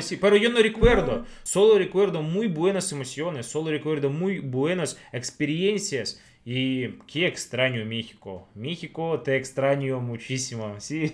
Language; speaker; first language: Spanish; non-native, fluent; Russian